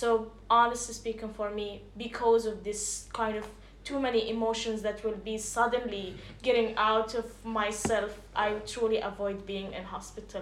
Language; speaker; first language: English; non-native, fluent; Arabic